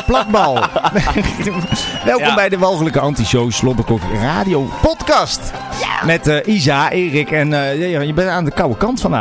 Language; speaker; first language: Dutch; native; Dutch